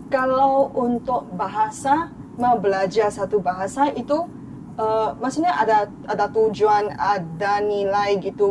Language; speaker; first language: Indonesian; non-native, fluent; Chinese